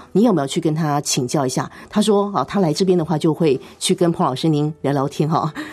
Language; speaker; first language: Chinese; native; Chinese